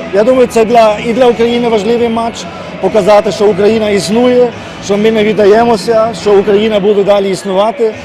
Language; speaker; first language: Ukrainian; early bilingual, heritage; Ukrainian